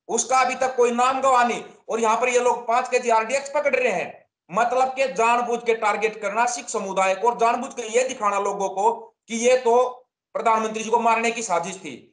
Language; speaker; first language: Hindi; native; Hindi